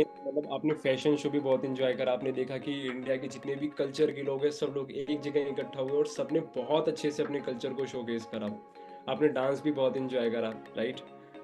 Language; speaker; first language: Hindi; native; Hindi